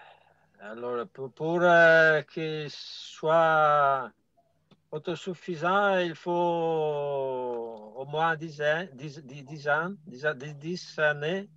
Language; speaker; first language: French; non-native, fluent; Italian